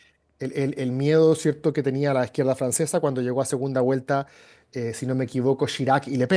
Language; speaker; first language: Spanish; native; Spanish